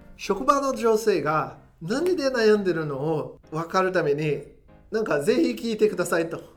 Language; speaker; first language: Japanese; non-native, fluent; Portuguese